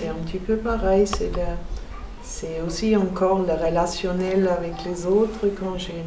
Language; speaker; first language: French; non-native, fluent; German